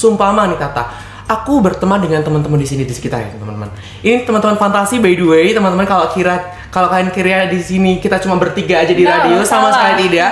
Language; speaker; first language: Indonesian; native; Indonesian